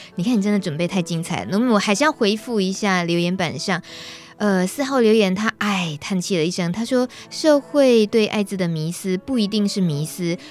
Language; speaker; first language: Chinese; native; Chinese